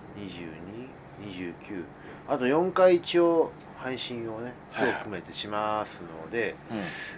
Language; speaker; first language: Japanese; native; Japanese